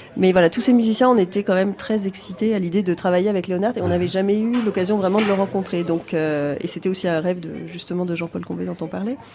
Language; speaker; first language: French; native; French